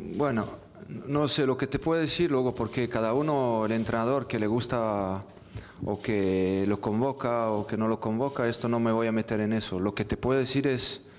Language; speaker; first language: Spanish; non-native, fluent; French